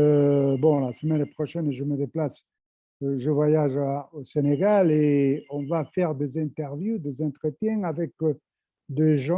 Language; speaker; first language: French; non-native, fluent; Spanish